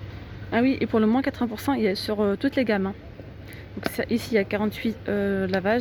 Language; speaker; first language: French; native; French